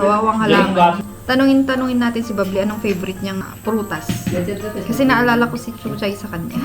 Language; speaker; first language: Filipino; native; Filipino